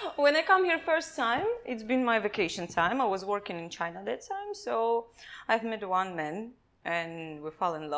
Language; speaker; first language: English; non-native, learner; Kazakh